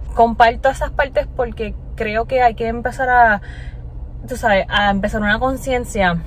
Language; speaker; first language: Spanish; native; Spanish